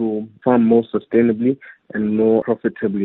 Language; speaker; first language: English; non-native, local second language; Zulu